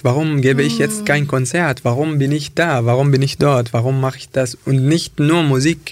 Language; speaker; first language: German; non-native, fluent; Arabic